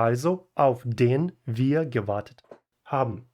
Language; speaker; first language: German; non-native, fluent; Ukrainian